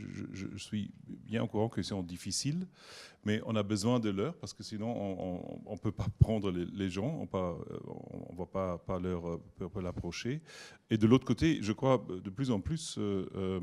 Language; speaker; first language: French; non-native, learner; German